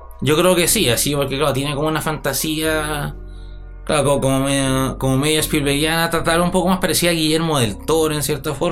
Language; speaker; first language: Spanish; native; Spanish